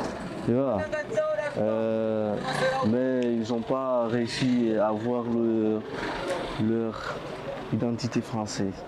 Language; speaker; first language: French; non-native, learner; Comorian